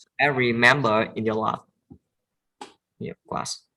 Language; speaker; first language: English; non-native, learner; Vietnamese